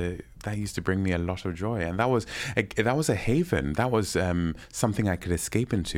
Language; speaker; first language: English; non-native, local second language; Yoruba